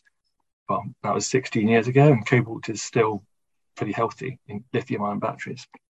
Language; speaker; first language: English; native; English